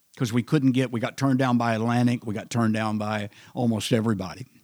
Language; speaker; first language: English; native; English